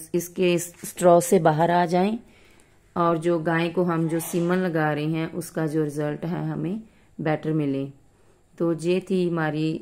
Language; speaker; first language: Hindi; non-native, local second language; Punjabi